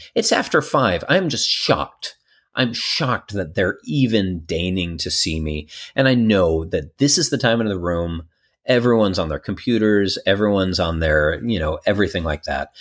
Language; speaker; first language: English; native; English